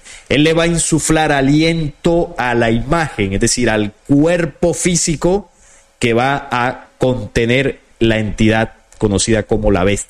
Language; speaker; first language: Spanish; native; Spanish